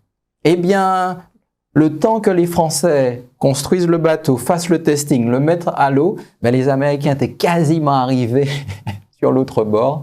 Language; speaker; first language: French; native; French